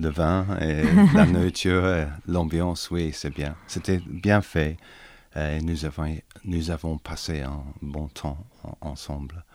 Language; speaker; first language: French; non-native, learner; English